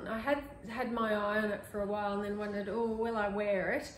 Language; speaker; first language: English; native; English